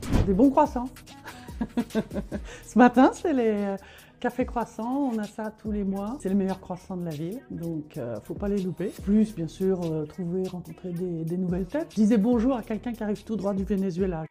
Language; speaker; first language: French; native; French